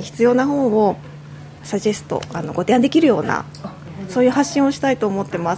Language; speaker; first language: Japanese; native; Japanese